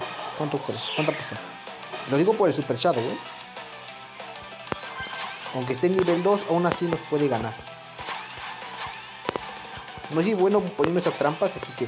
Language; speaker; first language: Spanish; native; Spanish